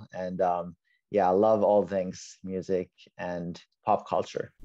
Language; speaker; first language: English; non-native, fluent; Finnish